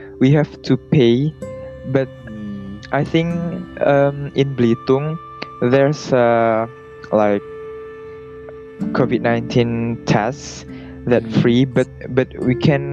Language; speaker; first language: English; non-native, learner; Indonesian